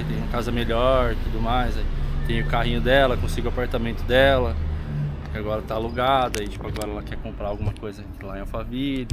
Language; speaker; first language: Portuguese; native; Portuguese